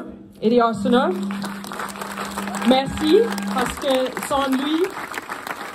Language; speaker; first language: French; non-native, fluent; Afrikaans